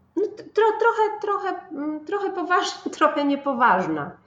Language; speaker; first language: Polish; native; Polish